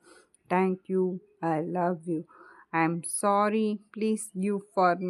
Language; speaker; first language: English; non-native, learner; Tamil